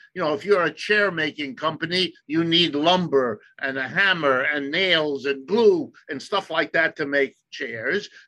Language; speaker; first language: English; early bilingual, other home language; German